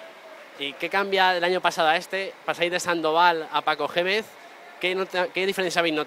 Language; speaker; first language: Spanish; native; Spanish